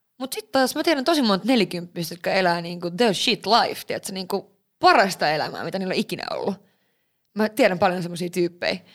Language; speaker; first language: Finnish; early bilingual, heritage; Finnish